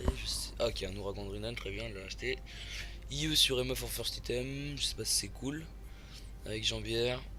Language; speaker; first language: French; native; French